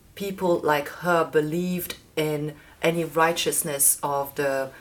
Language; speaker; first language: English; non-native, fluent; Persian